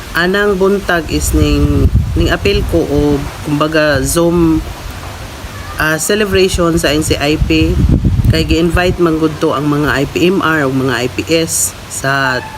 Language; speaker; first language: Cebuano; non-native, local second language; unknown